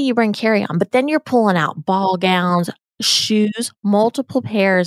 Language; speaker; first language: English; native; English